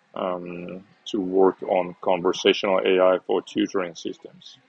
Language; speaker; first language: English; non-native, fluent; Uzbek